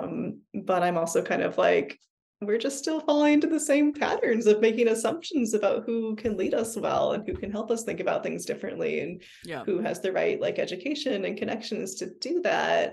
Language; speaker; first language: English; native; English